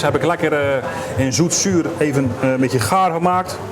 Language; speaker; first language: Dutch; native; Dutch